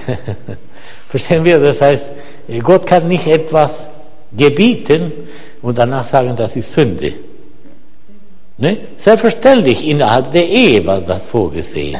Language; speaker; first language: German; non-native, fluent; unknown